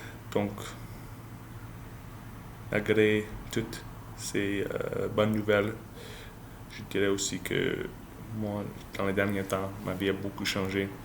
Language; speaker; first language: French; non-native, learner; English